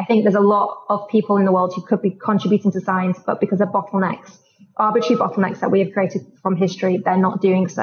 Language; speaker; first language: English; native; English